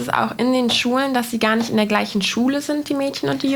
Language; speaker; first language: German; native; German